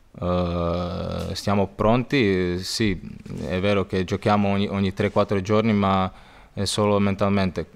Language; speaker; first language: Italian; non-native, learner; Croatian